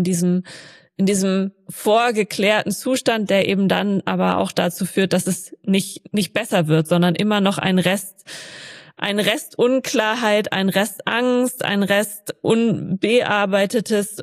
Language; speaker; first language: German; native; German